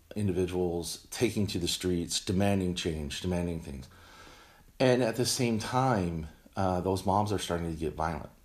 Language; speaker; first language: English; native; English